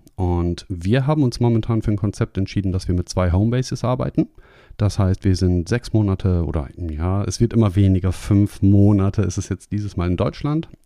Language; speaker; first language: German; native; German